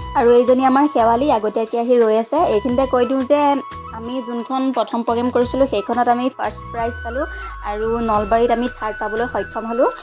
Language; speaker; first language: Assamese; native; Assamese